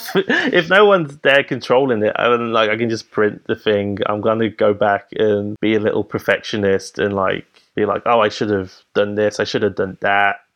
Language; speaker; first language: English; native; English